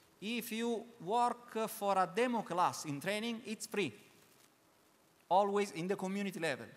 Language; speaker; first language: English; non-native, learner; Italian